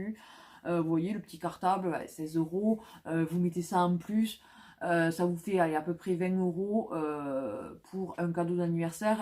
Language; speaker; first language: French; native; French